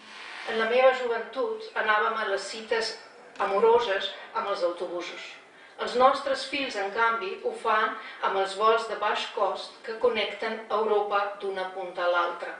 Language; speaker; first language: Catalan; non-native, fluent; Slovenian